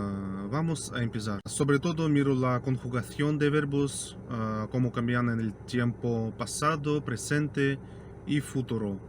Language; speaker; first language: Spanish; non-native, fluent; Russian